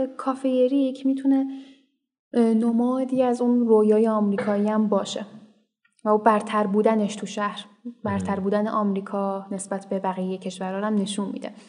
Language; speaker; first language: Persian; native; Persian